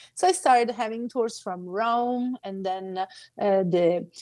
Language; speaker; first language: English; non-native, fluent; Sicilian